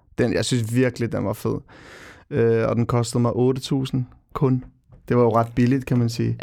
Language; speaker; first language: Danish; early bilingual, other home language; Albanian